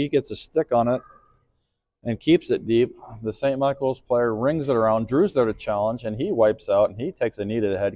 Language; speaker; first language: English; native; English